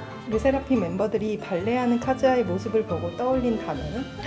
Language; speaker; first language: Korean; native; Korean